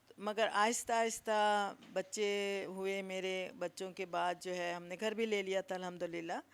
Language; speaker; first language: Urdu; native; Urdu